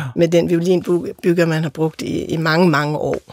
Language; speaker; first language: Danish; native; Danish